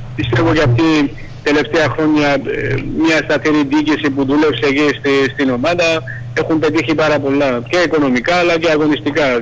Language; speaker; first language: Greek; non-native, fluent; Georgian